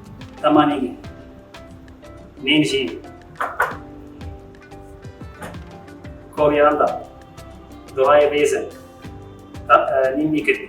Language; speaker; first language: Japanese; non-native, learner; Arabic